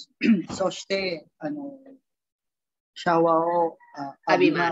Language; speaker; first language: Japanese; non-native, learner; Filipino